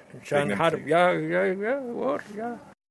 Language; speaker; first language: German; non-native, learner; Arabic